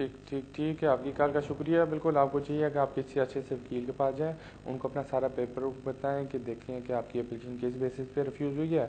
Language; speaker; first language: Urdu; native; Urdu